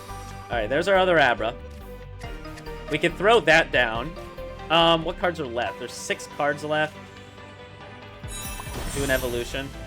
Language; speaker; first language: English; native; English